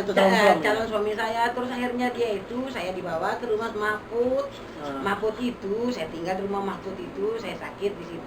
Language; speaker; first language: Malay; non-native, local second language; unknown